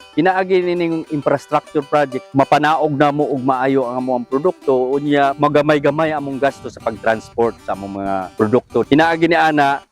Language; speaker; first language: Cebuano; non-native, local second language; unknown